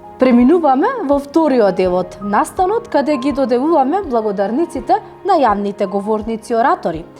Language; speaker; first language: Macedonian; non-native, local second language; Romany